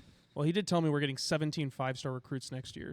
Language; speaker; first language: English; native; English